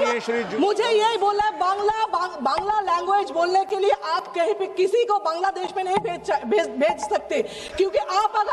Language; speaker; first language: Hindi; non-native, local second language; Bangla